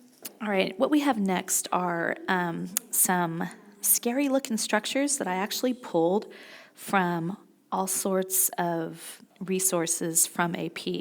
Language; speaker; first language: English; native; English